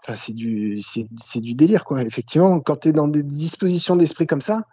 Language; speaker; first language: French; native; French